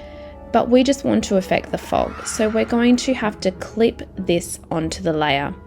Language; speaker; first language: English; native; English